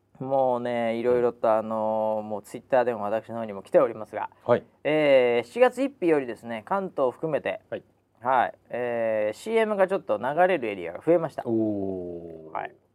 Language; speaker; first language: Japanese; native; Japanese